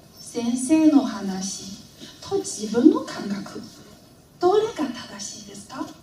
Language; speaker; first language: Japanese; non-native, fluent; Vietnamese